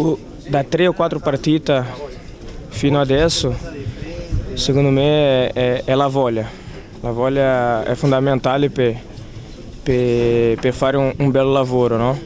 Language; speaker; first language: Italian; non-native, fluent; Portuguese